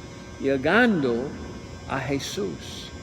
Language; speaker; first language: Spanish; non-native, learner; English